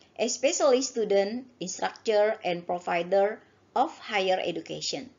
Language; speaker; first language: English; non-native, learner; Indonesian